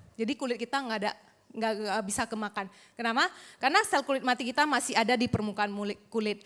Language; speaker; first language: Indonesian; native; Indonesian